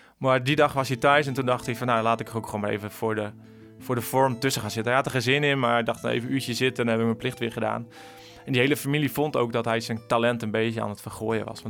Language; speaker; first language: Dutch; native; Dutch